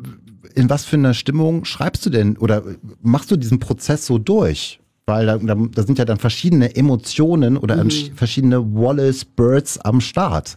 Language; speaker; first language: German; native; German